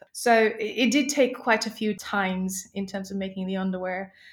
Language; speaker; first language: English; non-native, local second language; Nepali